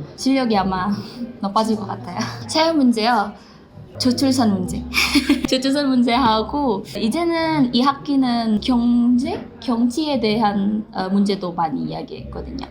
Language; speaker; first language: Korean; non-native, fluent; Indonesian